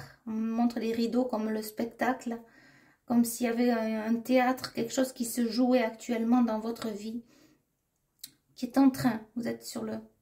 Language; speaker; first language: French; native; French